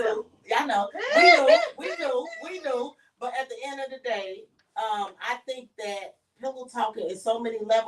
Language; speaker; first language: English; native; English